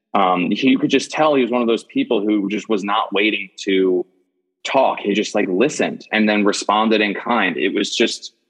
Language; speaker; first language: English; native; English